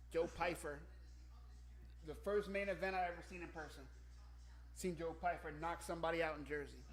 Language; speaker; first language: English; native; English